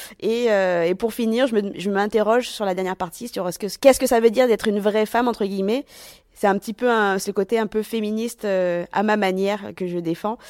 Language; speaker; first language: French; native; French